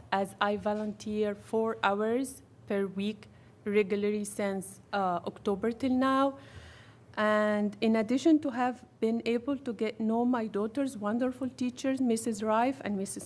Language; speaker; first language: English; non-native, fluent; Arabic